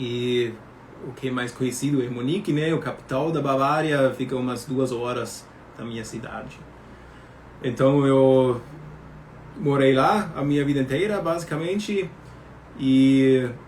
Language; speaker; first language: Portuguese; non-native, fluent; German